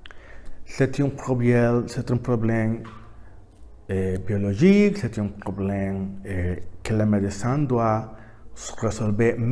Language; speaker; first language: French; non-native, learner; Spanish